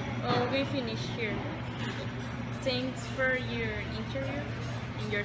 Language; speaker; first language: English; non-native, learner; Spanish